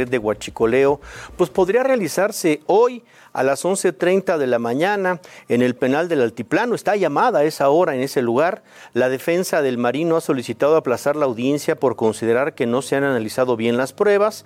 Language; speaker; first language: Spanish; native; Spanish